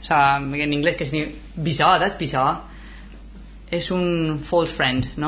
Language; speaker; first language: Spanish; native; Spanish